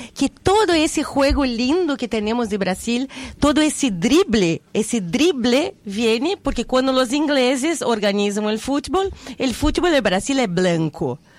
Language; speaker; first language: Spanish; non-native, fluent; Portuguese